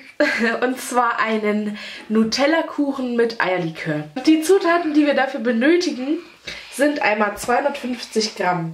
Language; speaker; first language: German; native; German